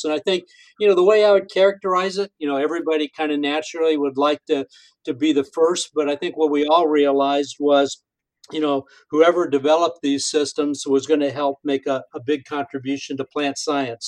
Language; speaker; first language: English; native; English